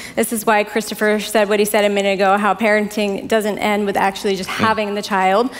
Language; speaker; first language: English; native; English